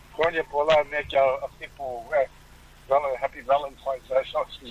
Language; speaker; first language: Greek; early bilingual, heritage; Greek